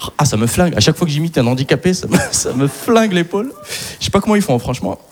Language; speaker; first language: French; early bilingual, other home language; Arabic